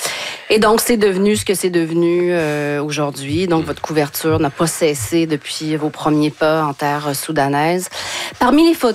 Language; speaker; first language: French; native; French